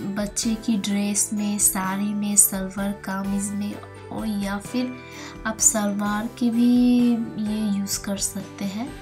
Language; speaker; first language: Hindi; non-native, local second language; Bangla